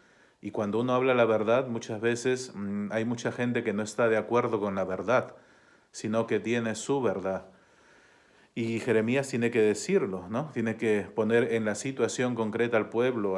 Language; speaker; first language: Spanish; native; Spanish